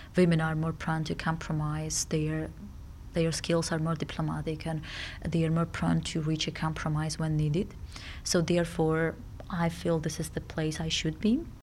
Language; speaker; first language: English; non-native, fluent; Georgian